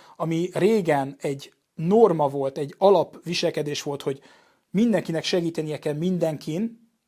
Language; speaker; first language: Hungarian; early bilingual, heritage; Hungarian